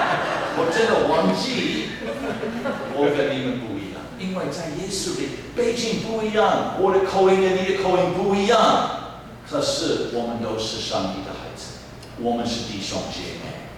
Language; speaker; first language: Chinese; non-native, fluent; English